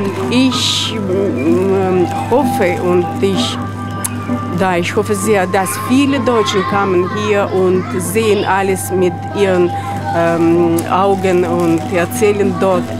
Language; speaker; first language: German; non-native, learner; Russian